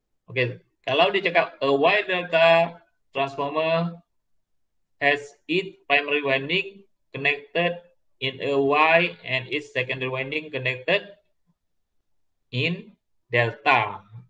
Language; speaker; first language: English; non-native, local second language; Malay